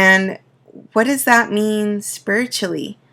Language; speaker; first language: English; native; English